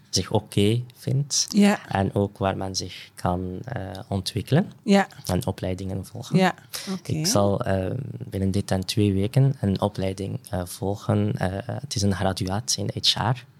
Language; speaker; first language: Dutch; non-native, fluent; Riffian